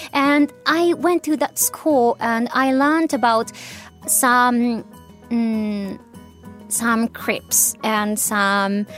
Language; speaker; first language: English; non-native, fluent; Japanese